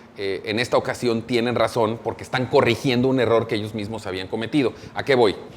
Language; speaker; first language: Spanish; native; Spanish